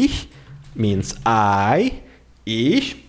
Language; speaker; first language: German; non-native, fluent; Portuguese